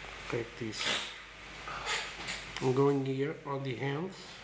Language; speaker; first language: English; non-native, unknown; Portuguese